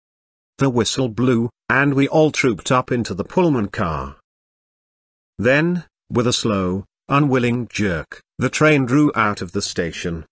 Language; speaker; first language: English; non-native, fluent; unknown